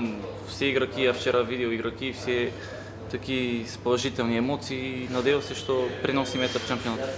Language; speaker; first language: Russian; non-native, learner; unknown